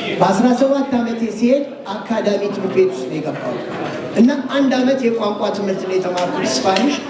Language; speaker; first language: Amharic; native; Amharic